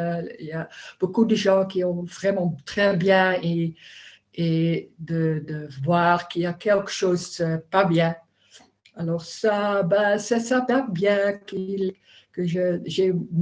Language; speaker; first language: French; non-native, learner; Dutch